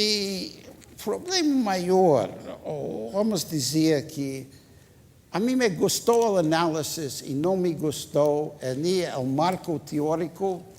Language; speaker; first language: Spanish; non-native, fluent; English